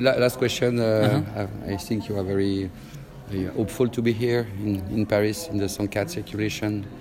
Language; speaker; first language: English; non-native, learner; French